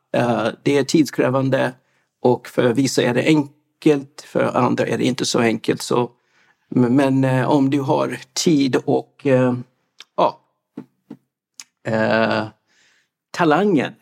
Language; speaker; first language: Swedish; non-native, fluent; English